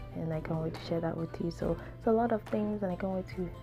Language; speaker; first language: English; non-native, local second language; Akan